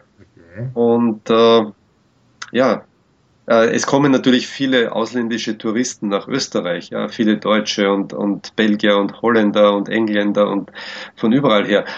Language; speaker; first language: German; native; German